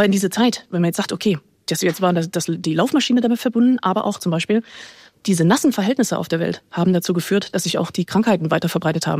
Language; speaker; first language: German; native; German